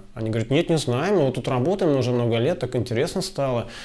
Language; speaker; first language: Russian; native; Russian